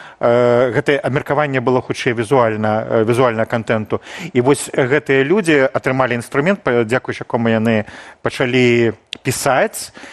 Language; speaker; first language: Belarusian; non-native, local second language; Russian